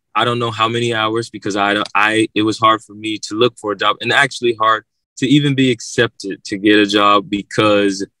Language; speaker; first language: English; native; English